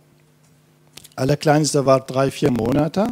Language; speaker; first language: German; non-native, fluent; Kurdish